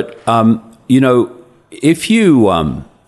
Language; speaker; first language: English; native; English